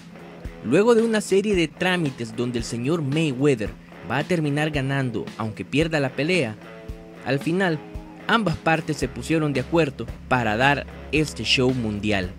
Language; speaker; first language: Spanish; native; Spanish